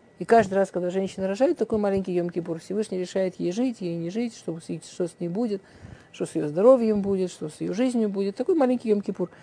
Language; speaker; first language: Russian; early bilingual, heritage; Russian